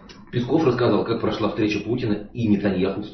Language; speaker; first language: Russian; native; Russian